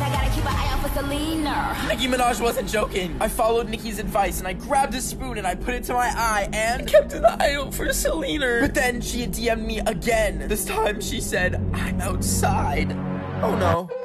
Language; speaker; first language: English; native; English